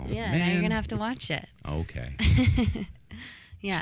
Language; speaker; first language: English; native; English